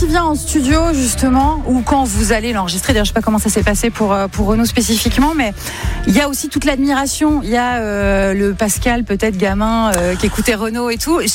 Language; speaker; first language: French; native; French